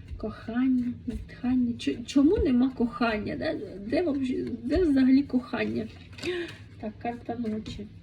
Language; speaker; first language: Ukrainian; non-native, local second language; Russian